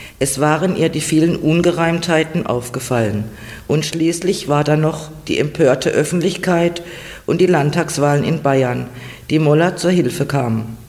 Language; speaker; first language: German; native; German